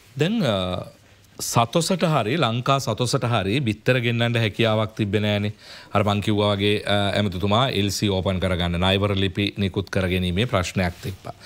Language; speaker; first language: Sinhala; native; Sinhala